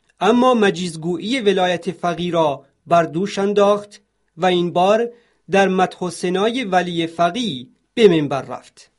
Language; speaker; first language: Persian; non-native, local second language; Central Kurdish